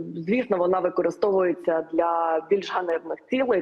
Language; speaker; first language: Ukrainian; native; Ukrainian